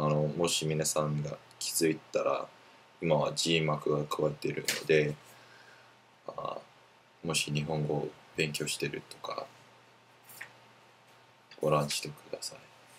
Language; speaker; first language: Japanese; non-native, learner; English